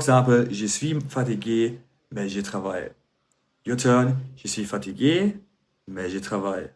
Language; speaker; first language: French; non-native, fluent; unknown